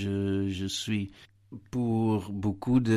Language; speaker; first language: French; non-native, learner; Dutch